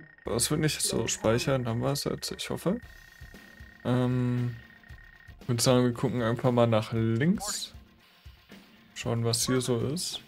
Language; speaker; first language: German; native; German